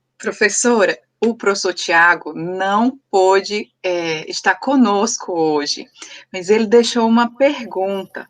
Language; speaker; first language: Portuguese; native; Portuguese